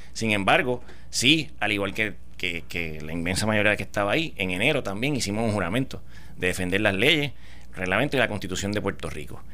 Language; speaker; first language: Spanish; native; Spanish